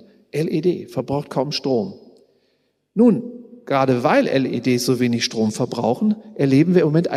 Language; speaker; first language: German; native; German